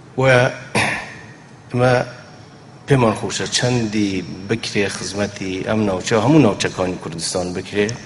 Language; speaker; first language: Central Kurdish; non-native, local second language; Kurdish